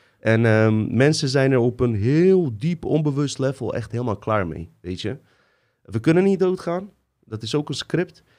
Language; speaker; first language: Dutch; early bilingual, other home language; Bosnian